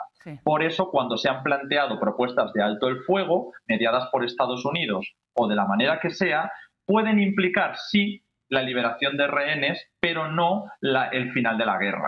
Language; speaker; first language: Spanish; native; Spanish